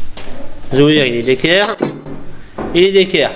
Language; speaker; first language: French; native; French